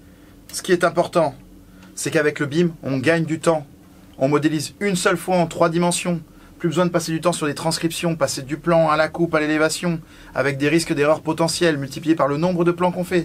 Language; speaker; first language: French; native; French